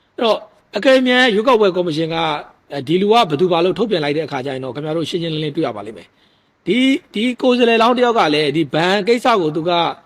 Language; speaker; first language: Burmese; native; Burmese